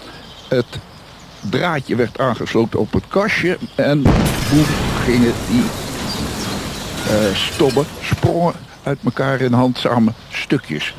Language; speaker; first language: Dutch; native; Dutch